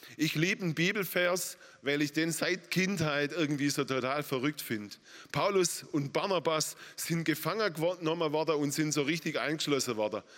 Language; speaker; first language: German; native; German